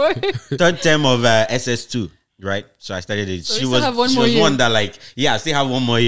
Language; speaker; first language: English; non-native, local second language; Igbo